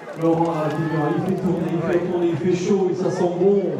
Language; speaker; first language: French; native; French